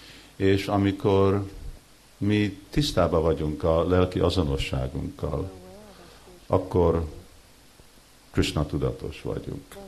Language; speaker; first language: Hungarian; early bilingual, heritage; Hungarian